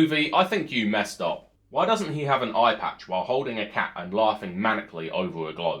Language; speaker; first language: English; native; English